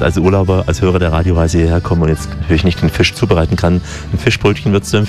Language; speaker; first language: German; native; German